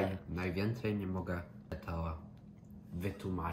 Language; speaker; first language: Polish; early bilingual, heritage; English